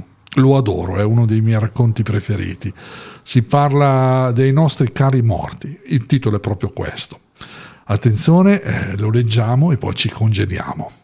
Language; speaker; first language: Italian; native; Italian